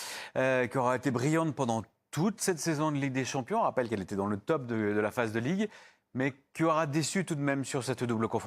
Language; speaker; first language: French; native; French